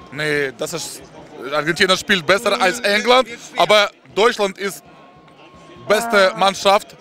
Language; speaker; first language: German; non-native, learner; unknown